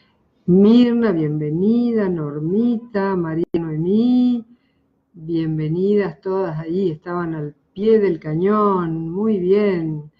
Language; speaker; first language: Spanish; native; Spanish